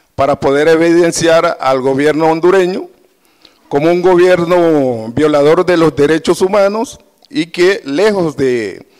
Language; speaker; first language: Spanish; native; Spanish